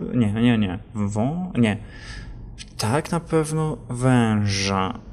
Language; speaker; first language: Polish; native; Polish